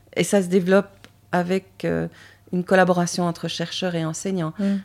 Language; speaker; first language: French; native; French